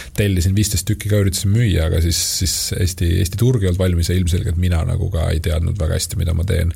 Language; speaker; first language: Estonian; native; Estonian